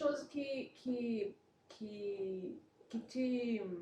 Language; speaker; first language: French; non-native, learner; Portuguese